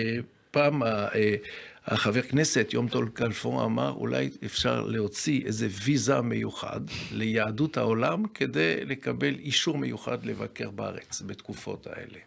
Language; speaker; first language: Hebrew; non-native, fluent; French